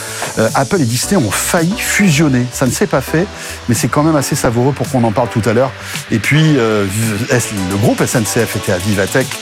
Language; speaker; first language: French; native; French